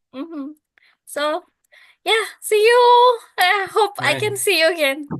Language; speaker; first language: English; non-native, fluent; Indonesian